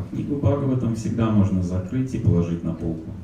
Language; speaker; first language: Russian; native; Russian